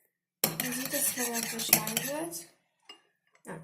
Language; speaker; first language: German; native; German